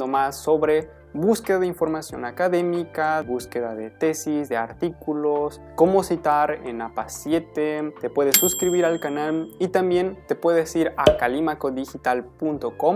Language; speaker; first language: Spanish; native; Spanish